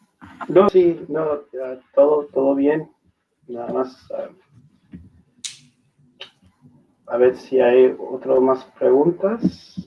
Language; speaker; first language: Spanish; non-native, learner; English